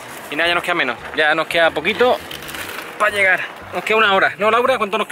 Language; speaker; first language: Spanish; native; Spanish